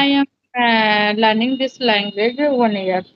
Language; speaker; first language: English; non-native, learner; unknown